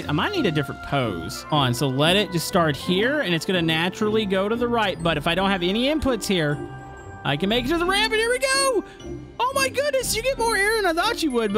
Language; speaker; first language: English; native; English